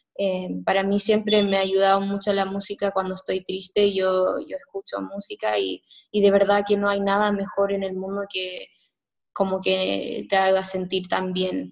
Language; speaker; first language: Spanish; early bilingual, heritage; Spanish